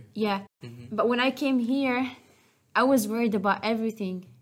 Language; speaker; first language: English; non-native, fluent; Arabic